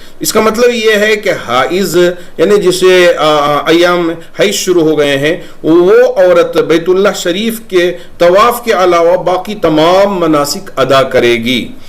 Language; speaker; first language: Urdu; native; Urdu